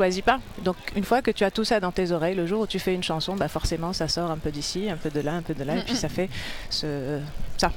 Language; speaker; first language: French; non-native, local second language; Arabic